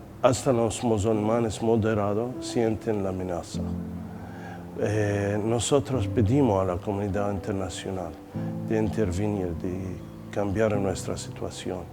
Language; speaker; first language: Spanish; non-native, fluent; Arabic